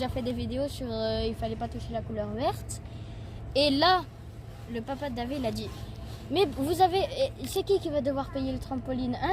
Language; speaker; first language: French; native; French